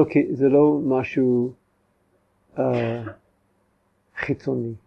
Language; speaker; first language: Hebrew; non-native, fluent; English